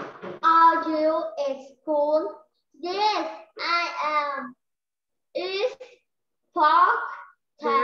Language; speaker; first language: English; non-native, learner; Vietnamese